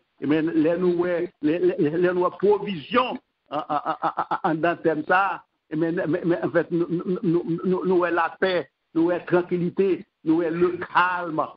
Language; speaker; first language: French; non-native, local second language; Haitian Creole